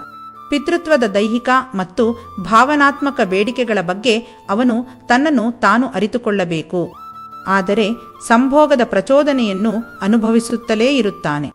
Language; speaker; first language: Kannada; native; Kannada